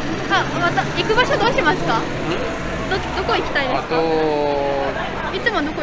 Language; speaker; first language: Japanese; native; Japanese